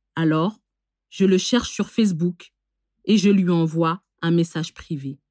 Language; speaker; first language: French; native; French